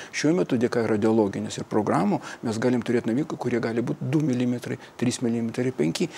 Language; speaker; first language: Lithuanian; non-native, fluent; Russian